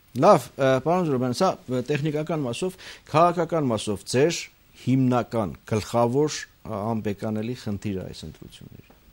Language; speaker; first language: Armenian; native; Armenian